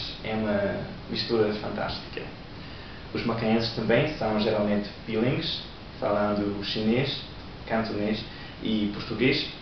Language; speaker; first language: Portuguese; non-native, learner; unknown